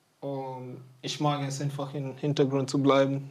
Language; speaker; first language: German; non-native, fluent; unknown